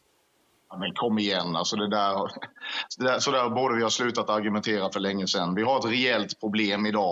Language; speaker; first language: Swedish; native; Swedish